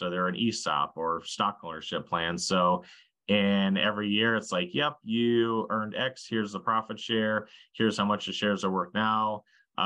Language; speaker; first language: English; native; English